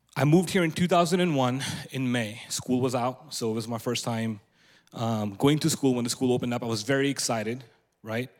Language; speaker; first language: English; non-native, local second language; Punjabi